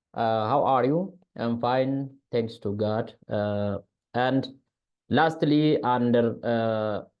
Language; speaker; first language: English; non-native, local second language; Amharic